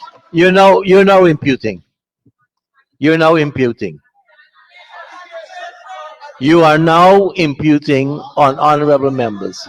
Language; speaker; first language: English; native; English